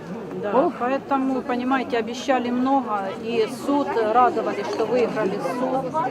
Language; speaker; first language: Russian; native; Russian